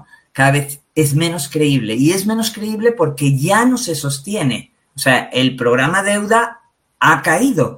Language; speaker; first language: Spanish; native; Spanish